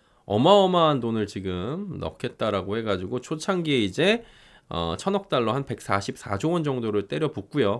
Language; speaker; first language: Korean; native; Korean